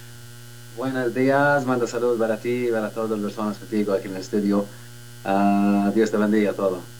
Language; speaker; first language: Spanish; non-native, learner; Arabic